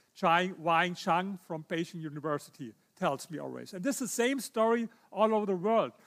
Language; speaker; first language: English; non-native, fluent; German